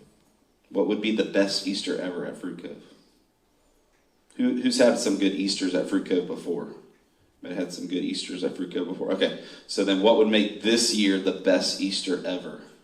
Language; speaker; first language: English; native; English